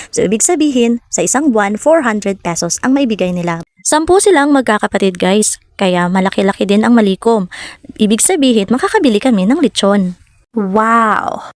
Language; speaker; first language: Filipino; non-native, local second language; Cebuano